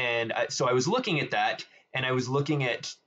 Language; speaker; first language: English; native; English